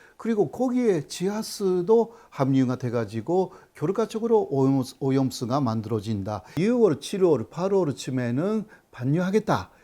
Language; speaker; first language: Korean; non-native, fluent; Japanese